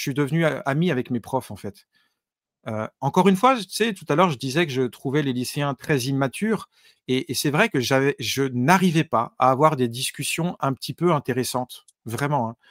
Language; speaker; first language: French; native; French